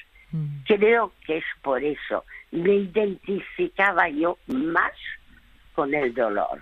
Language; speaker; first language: Spanish; early bilingual, other home language; French